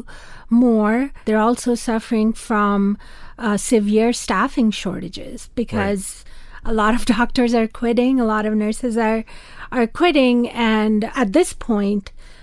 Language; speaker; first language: English; non-native, local second language; Urdu